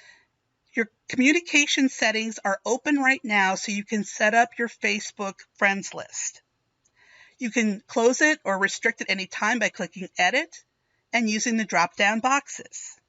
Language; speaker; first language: English; native; English